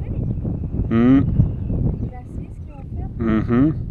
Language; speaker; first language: French; native; French